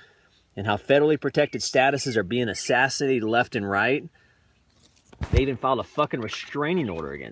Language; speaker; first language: English; native; English